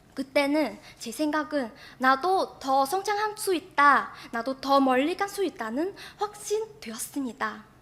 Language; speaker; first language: Korean; non-native, fluent; Vietnamese